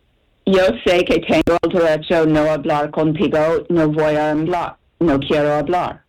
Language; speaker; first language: Spanish; non-native, fluent; English